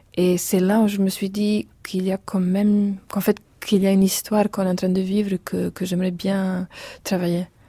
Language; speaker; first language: French; non-native, fluent; Serbian